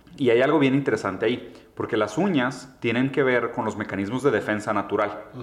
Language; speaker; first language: Spanish; early bilingual, other home language; Portuguese